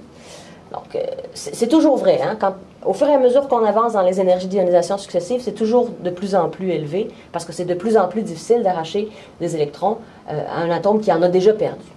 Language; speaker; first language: French; native; French